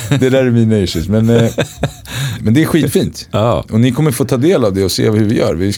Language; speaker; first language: Swedish; native; Swedish